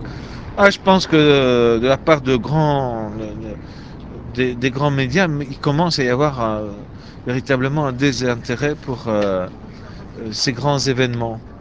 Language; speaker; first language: French; native; French